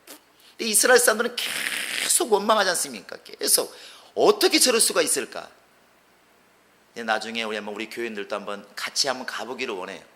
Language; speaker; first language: Korean; native; Korean